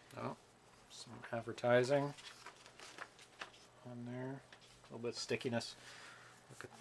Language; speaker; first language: English; native; English